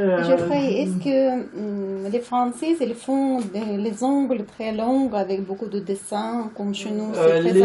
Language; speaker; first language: French; non-native, learner; Russian